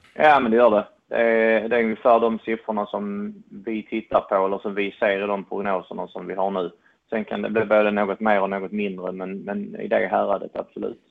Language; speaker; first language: Swedish; native; Swedish